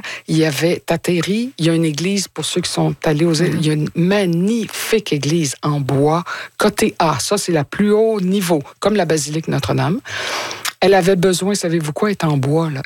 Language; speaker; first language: French; native; French